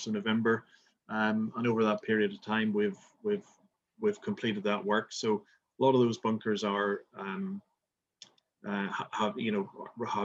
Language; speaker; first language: English; native; English